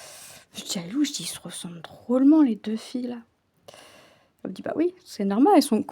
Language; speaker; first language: French; native; French